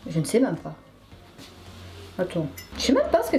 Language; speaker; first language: French; native; French